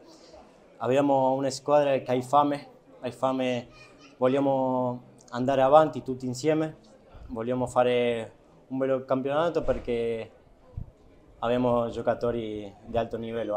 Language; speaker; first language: Italian; non-native, fluent; Spanish